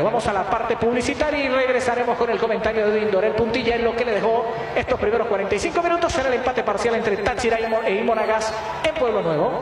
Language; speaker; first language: Spanish; native; Spanish